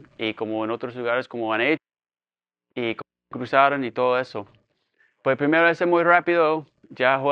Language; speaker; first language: Spanish; non-native, fluent; English